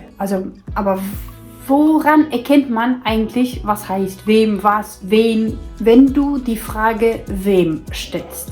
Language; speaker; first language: German; non-native, fluent; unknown